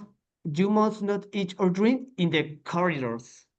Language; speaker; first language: English; non-native, learner; Spanish